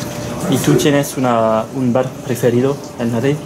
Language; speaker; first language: Spanish; non-native, learner; French